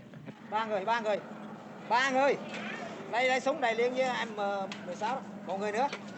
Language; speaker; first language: Vietnamese; native; Vietnamese